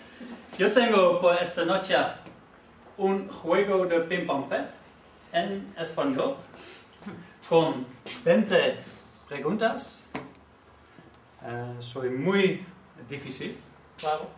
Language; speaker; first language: Spanish; non-native, learner; Dutch